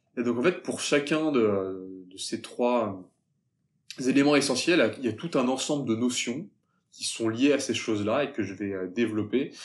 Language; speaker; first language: French; native; French